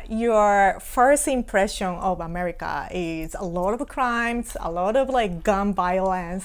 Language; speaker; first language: English; non-native, fluent; Japanese